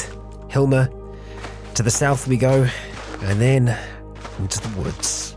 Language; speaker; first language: English; native; English